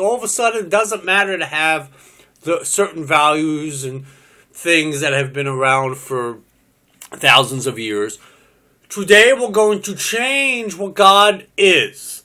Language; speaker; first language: English; native; English